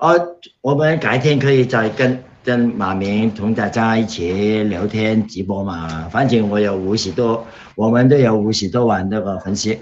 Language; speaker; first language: Chinese; non-native, local second language; Cantonese